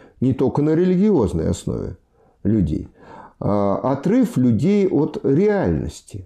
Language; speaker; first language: Russian; native; Russian